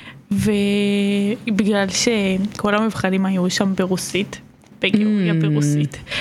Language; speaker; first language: Hebrew; non-native, fluent; Georgian